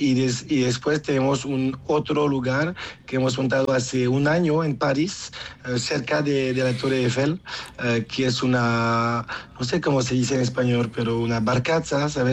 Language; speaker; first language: Spanish; non-native, learner; French